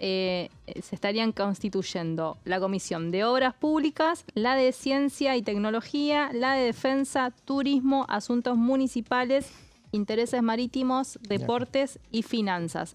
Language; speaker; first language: Spanish; native; Spanish